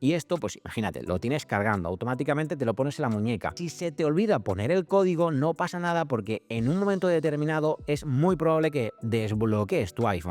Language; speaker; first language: Spanish; native; Spanish